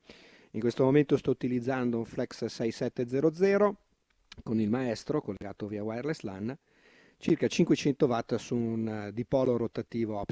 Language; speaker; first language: Italian; native; Italian